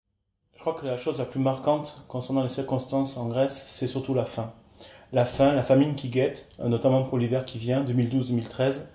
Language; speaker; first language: French; native; French